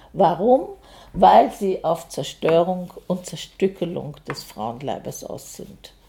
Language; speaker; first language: German; native; German